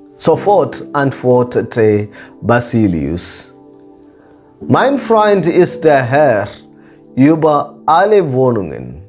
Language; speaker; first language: German; non-native, fluent; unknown